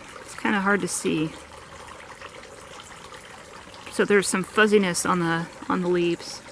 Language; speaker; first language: English; native; English